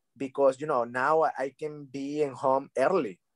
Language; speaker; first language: English; non-native, learner; Spanish